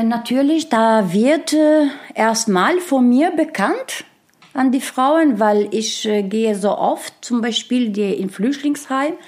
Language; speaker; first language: German; non-native, learner; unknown